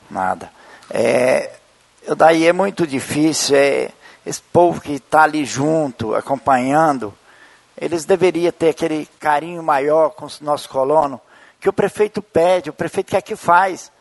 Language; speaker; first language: Portuguese; native; Portuguese